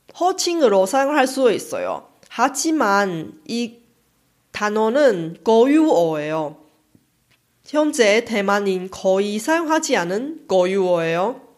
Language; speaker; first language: Korean; non-native, fluent; Chinese